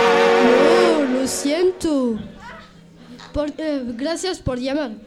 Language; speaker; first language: Spanish; non-native, learner; French